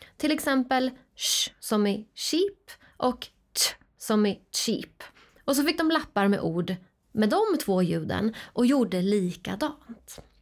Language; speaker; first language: Swedish; native; Swedish